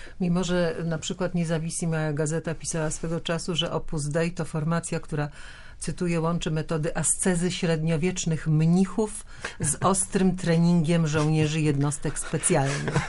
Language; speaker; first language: Polish; native; Polish